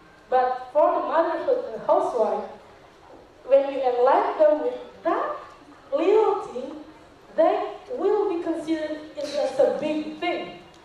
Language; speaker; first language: English; non-native, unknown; Indonesian